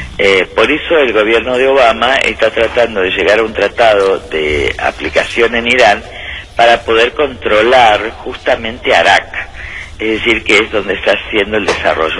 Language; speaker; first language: Spanish; native; Spanish